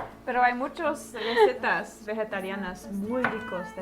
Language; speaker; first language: Spanish; early bilingual, heritage; Spanish